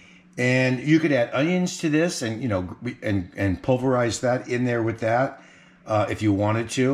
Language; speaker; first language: English; native; English